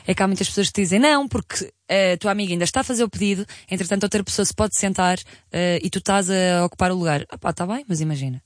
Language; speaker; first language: Portuguese; native; Portuguese